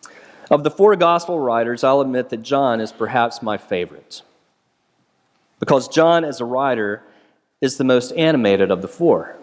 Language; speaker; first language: English; native; English